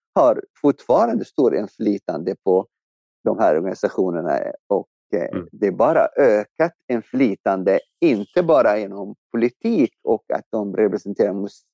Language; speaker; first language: Swedish; non-native, fluent; Arabic